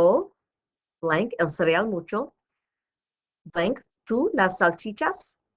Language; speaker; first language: Spanish; non-native, fluent; English